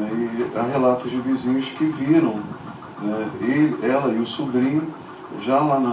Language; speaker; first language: Portuguese; native; Portuguese